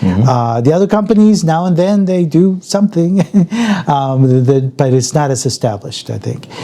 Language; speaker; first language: English; early bilingual, other home language; Spanish